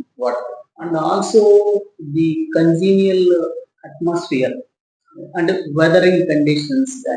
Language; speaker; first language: English; non-native, local second language; Telugu